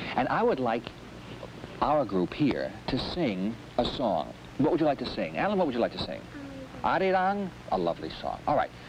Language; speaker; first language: English; native; English